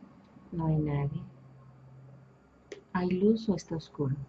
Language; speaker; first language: Spanish; native; Spanish